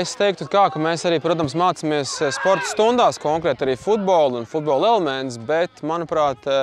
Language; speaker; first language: Latvian; native; Latvian